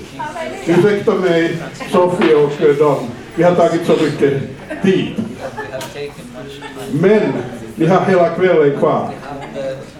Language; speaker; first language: Swedish; non-native, fluent; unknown